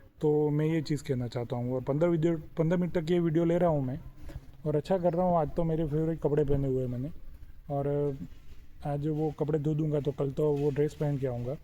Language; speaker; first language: Hindi; non-native, local second language; Gujarati